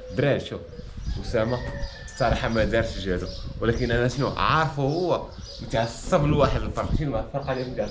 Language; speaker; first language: Arabic; native; Arabic